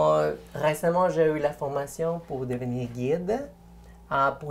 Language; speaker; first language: French; non-native, fluent; Spanish